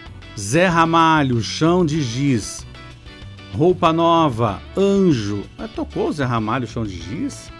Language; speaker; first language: Portuguese; native; Portuguese